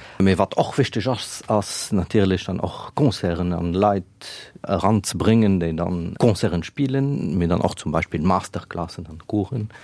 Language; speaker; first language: Luxembourgish; non-native, fluent; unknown